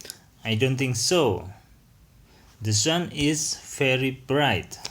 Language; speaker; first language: English; non-native, fluent; Indonesian